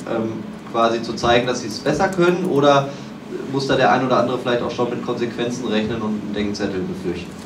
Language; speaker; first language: German; native; German